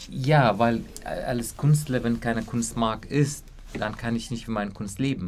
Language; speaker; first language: German; non-native, learner; Kurdish